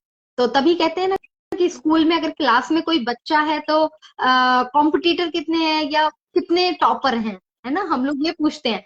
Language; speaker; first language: Hindi; native; Hindi